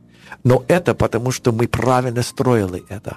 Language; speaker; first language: Russian; non-native, learner; English